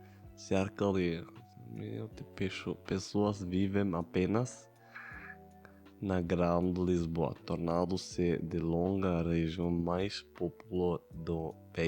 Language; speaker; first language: Portuguese; non-native, learner; German